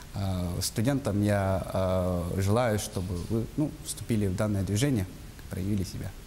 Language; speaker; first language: Russian; non-native, local second language; Yakut